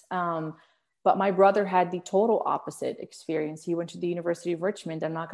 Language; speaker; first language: English; early bilingual, other home language; Arabic